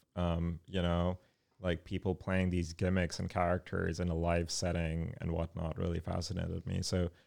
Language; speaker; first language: English; non-native, local second language; Urdu